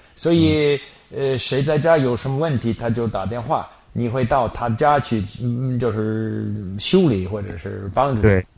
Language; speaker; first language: Chinese; non-native, fluent; English